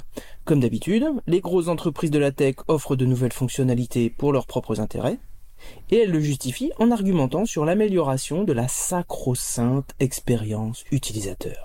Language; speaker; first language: French; native; French